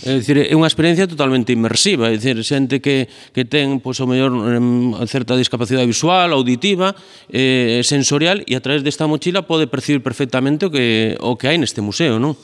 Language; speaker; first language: Galician; native; Galician